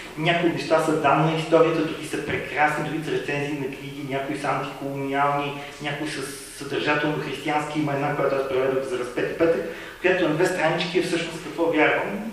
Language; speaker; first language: Bulgarian; native; Bulgarian